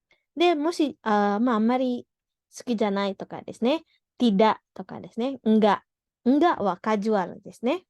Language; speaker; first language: Japanese; non-native, fluent; Indonesian